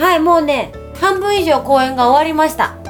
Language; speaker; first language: Japanese; native; Japanese